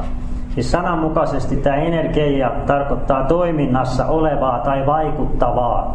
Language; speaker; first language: Finnish; native; Finnish